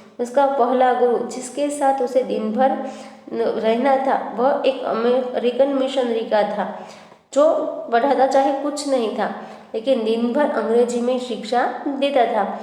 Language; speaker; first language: Hindi; non-native, local second language; Gujarati